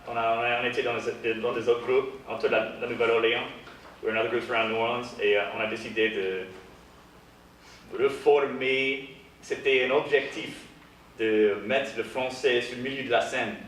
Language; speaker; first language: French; early bilingual, heritage; English